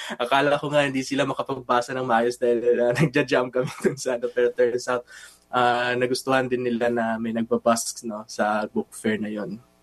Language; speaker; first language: Filipino; non-native, local second language; Cebuano